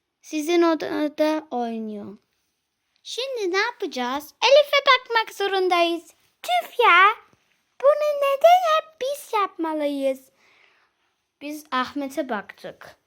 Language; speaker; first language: Turkish; early bilingual, heritage; Turkish